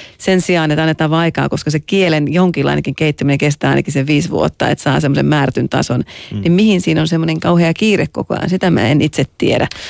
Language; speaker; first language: Finnish; native; Finnish